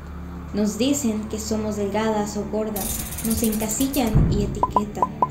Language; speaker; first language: Spanish; native; Spanish